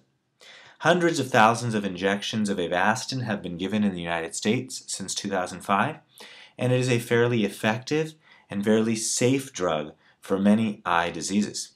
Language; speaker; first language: English; native; English